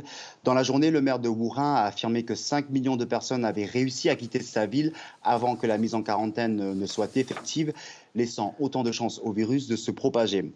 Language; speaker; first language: French; native; French